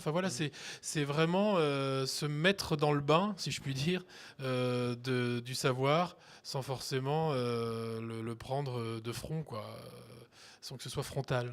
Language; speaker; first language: French; native; French